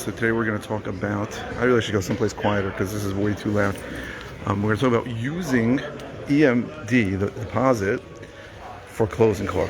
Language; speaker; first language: English; native; English